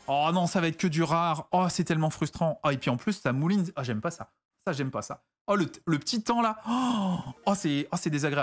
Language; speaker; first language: French; native; French